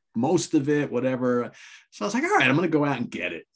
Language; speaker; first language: English; native; English